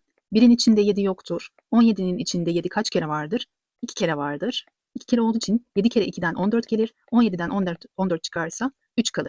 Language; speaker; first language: Turkish; native; Turkish